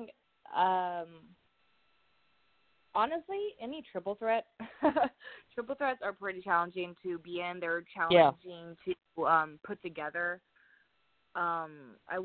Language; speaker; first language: English; native; English